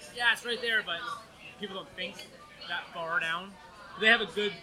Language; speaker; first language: English; native; English